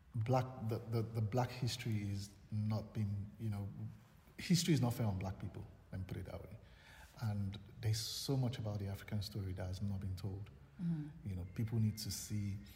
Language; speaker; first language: English; non-native, local second language; Yoruba